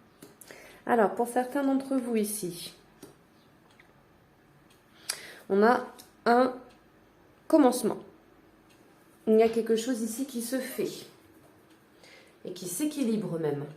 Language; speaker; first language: French; native; French